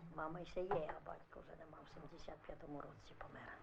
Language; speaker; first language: Ukrainian; non-native, fluent; Italian